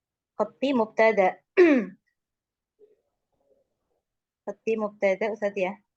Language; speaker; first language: Arabic; non-native, learner; Indonesian